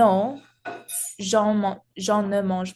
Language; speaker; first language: French; non-native, learner; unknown